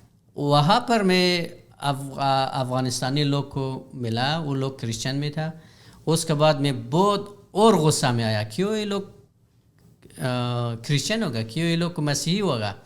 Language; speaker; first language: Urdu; non-native, learner; Hazaragi